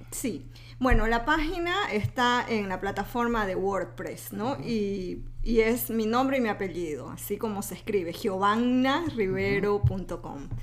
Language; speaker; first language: Spanish; native; Spanish